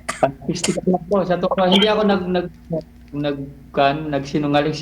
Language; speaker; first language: Filipino; non-native, local second language; Cebuano